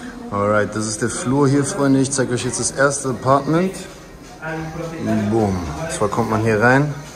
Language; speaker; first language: German; native; German